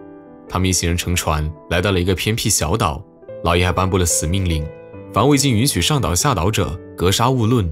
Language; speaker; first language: Chinese; native; Chinese